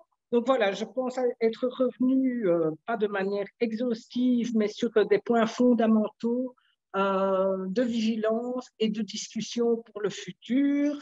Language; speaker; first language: French; native; French